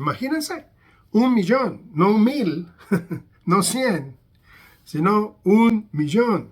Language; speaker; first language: Spanish; non-native, fluent; English